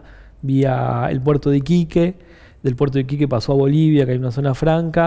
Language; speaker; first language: Spanish; native; Spanish